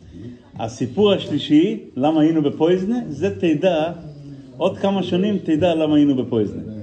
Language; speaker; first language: Hebrew; non-native, fluent; Yiddish